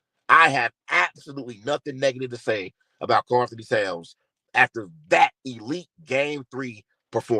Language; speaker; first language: English; native; English